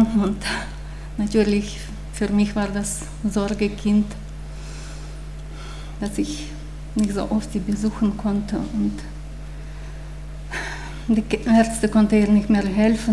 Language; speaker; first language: German; non-native, fluent; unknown